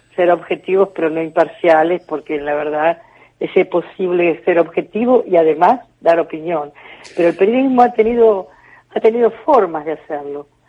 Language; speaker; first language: Spanish; native; Spanish